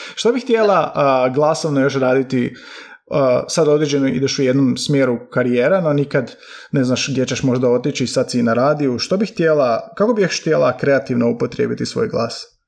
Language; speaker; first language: Croatian; native; Croatian